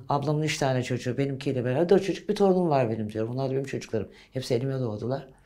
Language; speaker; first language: Turkish; native; Turkish